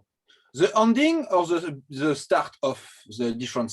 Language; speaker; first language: English; non-native, learner; French